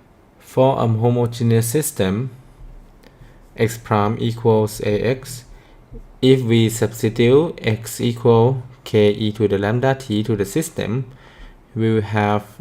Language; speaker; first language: English; non-native, fluent; Thai